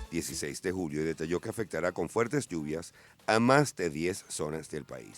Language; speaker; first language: Spanish; native; Spanish